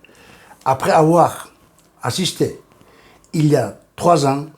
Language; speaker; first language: French; non-native, fluent; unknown